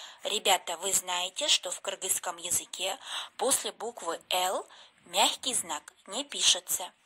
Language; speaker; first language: Russian; non-native, local second language; Kyrgyz